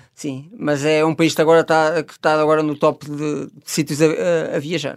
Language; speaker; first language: Portuguese; native; Portuguese